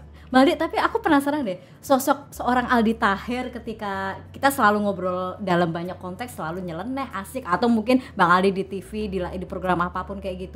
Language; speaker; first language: Indonesian; native; Indonesian